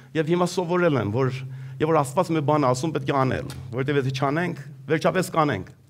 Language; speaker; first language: Armenian; early bilingual, heritage; Armenian